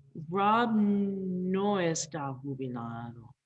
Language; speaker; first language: Spanish; non-native, learner; English